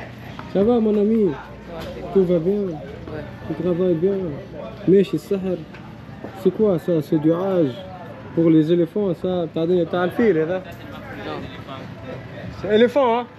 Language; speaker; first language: French; non-native, learner; Arabic